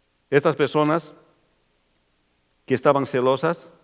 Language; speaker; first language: Spanish; native; Spanish